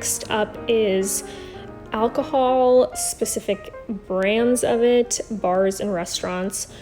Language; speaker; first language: English; native; English